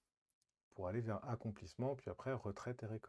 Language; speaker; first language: French; native; French